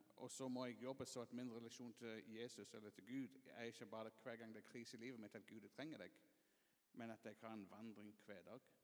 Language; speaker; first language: Norwegian; non-native, fluent; English